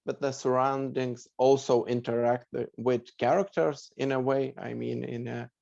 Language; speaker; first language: English; non-native, fluent; Lithuanian